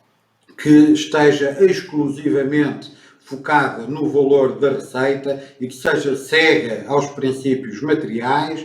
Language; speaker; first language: Portuguese; native; Portuguese